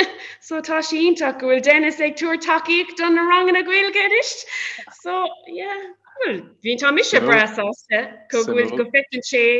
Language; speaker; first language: Irish; non-native, local second language; English